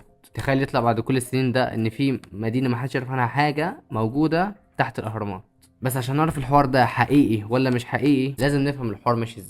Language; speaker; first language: Arabic; native; Arabic